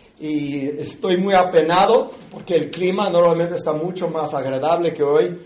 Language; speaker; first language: Spanish; early bilingual, heritage; English